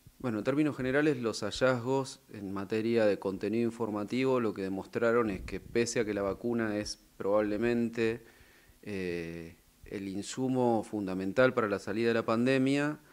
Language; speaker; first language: Spanish; native; Spanish